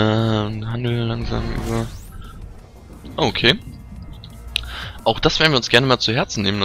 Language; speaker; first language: German; native; German